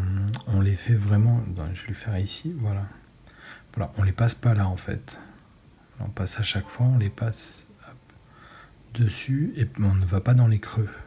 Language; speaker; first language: French; native; French